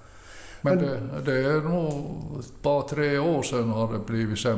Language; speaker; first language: Swedish; early bilingual, other home language; Finnish